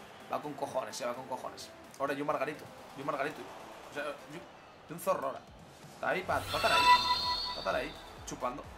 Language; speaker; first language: Spanish; native; Spanish